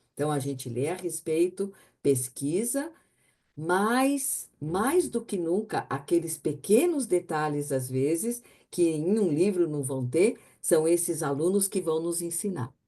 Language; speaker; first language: Portuguese; native; Portuguese